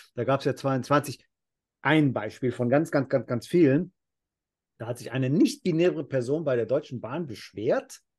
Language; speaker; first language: German; non-native, fluent; Spanish